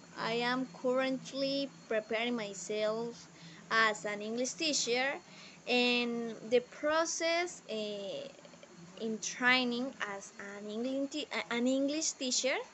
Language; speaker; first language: English; non-native, learner; Spanish